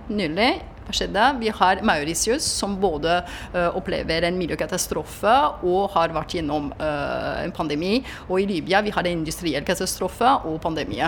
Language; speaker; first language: Norwegian; non-native, fluent; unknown